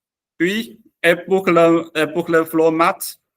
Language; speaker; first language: French; non-native, learner; Chinese